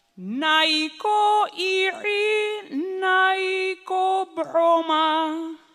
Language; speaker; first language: Spanish; non-native, local second language; Basque